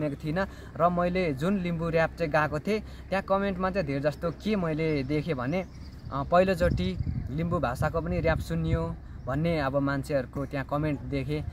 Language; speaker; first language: Nepali; non-native, local second language; Limbu